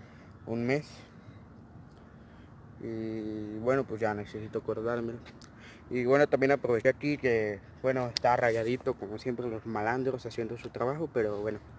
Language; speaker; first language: Spanish; native; Spanish